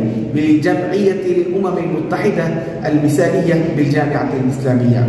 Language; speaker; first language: Arabic; non-native, fluent; Bangla